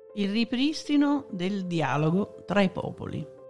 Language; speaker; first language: Italian; native; Italian